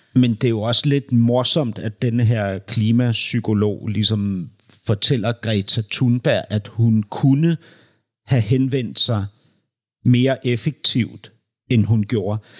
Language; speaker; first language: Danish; native; Danish